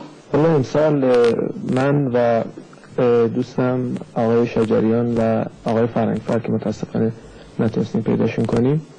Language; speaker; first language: Persian; native; Persian